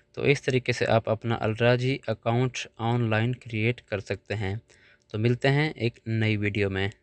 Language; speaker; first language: Urdu; non-native, local second language; Punjabi